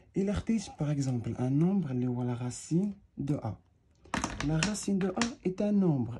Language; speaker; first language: French; non-native, local second language; Arabic